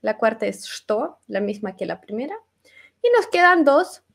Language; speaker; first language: Spanish; non-native, fluent; Russian